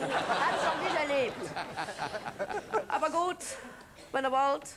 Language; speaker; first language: German; native; German